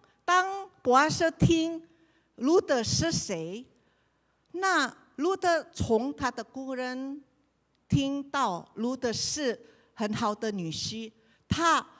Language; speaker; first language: Chinese; non-native, learner; Indonesian